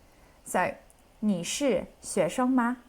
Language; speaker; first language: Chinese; non-native, fluent; English